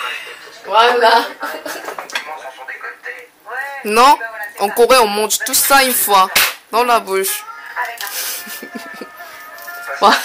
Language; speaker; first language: French; non-native, learner; Korean